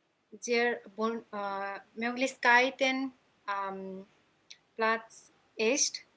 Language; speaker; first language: German; non-native, learner; Nepali